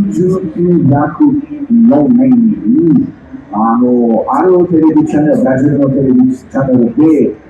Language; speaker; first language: Japanese; non-native, fluent; Portuguese